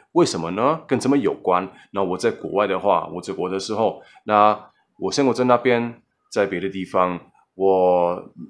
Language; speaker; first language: Chinese; non-native, fluent; German